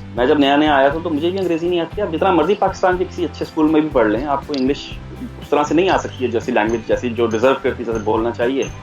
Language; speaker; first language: Urdu; non-native, local second language; Punjabi